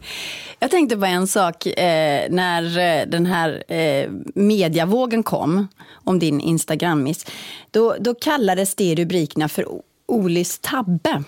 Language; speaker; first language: Swedish; native; Swedish